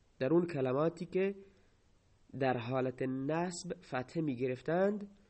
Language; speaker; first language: Persian; non-native, local second language; Baluchi